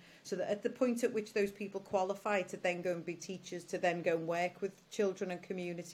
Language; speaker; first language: English; native; English